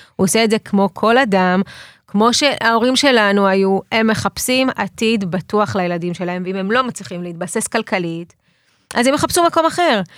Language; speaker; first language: Hebrew; early bilingual, other home language; Russian